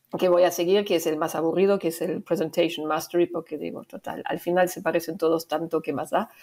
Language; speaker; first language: Spanish; non-native, fluent; German